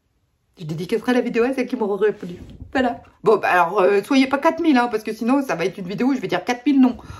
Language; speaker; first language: French; native; French